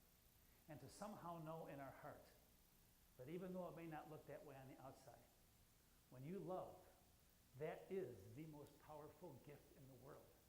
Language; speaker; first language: English; native; English